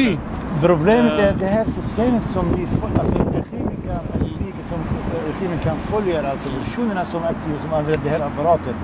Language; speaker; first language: Swedish; non-native, fluent; Arabic